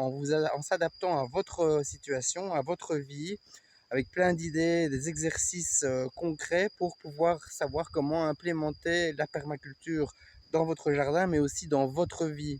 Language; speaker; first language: French; native; French